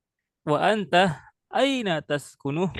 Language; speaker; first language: Arabic; non-native, fluent; Indonesian